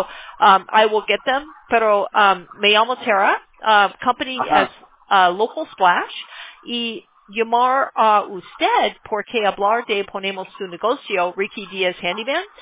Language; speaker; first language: Spanish; non-native, learner; English